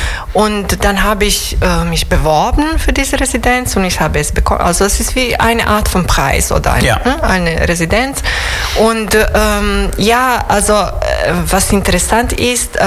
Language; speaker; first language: German; non-native, fluent; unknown